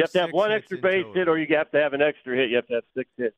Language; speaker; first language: English; native; English